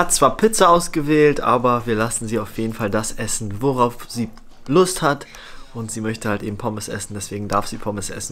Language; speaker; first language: German; native; German